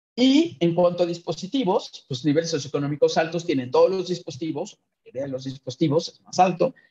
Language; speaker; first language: Spanish; native; Spanish